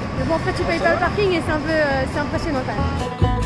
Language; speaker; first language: French; native; French